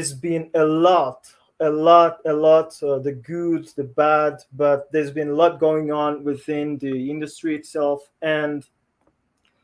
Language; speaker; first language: English; non-native, local second language; Kinyarwanda